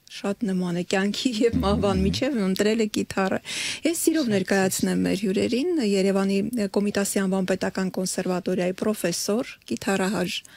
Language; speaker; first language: Armenian; native; Armenian